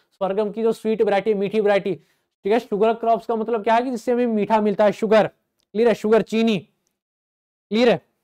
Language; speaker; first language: Hindi; native; Hindi